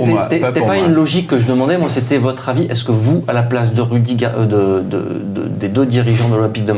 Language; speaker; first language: French; native; French